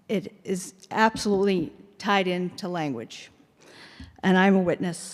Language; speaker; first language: English; early bilingual, other home language; Finnish